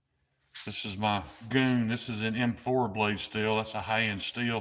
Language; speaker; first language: English; native; English